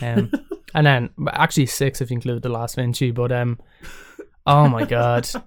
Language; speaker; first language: English; native; English